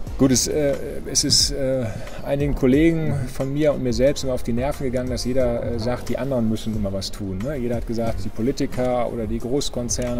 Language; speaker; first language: German; native; German